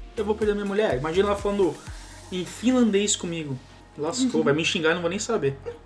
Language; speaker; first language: Portuguese; native; Portuguese